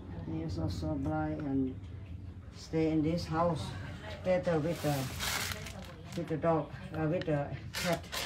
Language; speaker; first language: English; non-native, learner; Thai